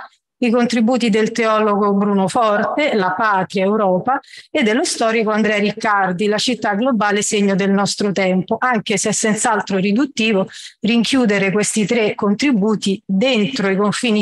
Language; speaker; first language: Italian; native; Italian